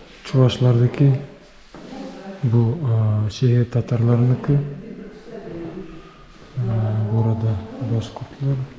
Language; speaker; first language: Turkish; non-native, learner; Bashkir